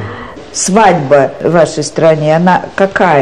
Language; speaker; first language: Russian; native; Russian